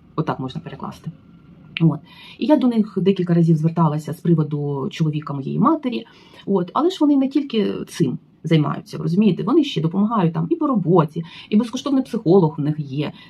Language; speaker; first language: Ukrainian; native; Ukrainian